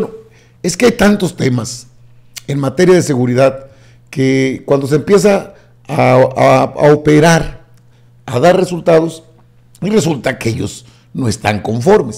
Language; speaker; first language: Spanish; native; Spanish